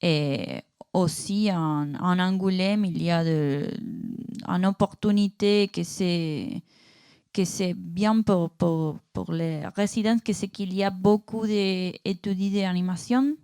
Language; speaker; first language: French; non-native, learner; Spanish